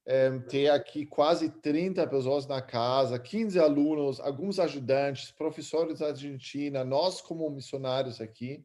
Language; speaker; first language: Portuguese; early bilingual, other home language; German